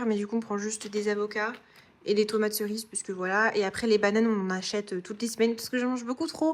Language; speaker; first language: French; native; French